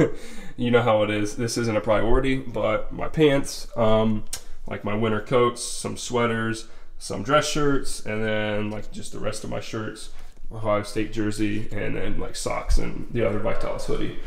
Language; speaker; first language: English; native; English